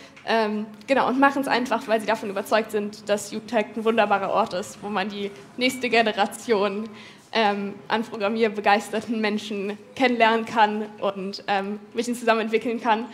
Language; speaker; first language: German; native; German